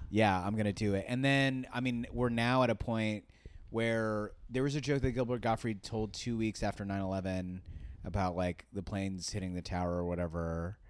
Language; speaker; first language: English; native; English